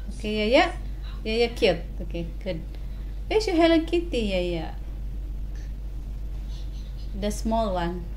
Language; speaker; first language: English; non-native, learner; Malay